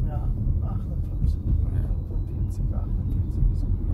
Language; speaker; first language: German; non-native, fluent; Turkish